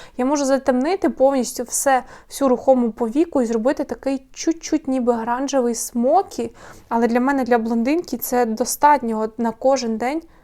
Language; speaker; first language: Ukrainian; non-native, local second language; Russian